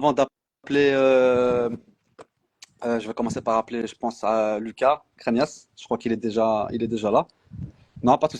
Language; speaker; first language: French; native; French